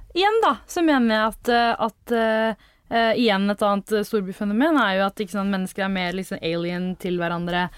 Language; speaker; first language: Norwegian; early bilingual, other home language; Tamil